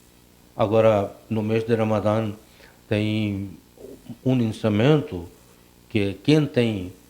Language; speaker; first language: Portuguese; non-native, fluent; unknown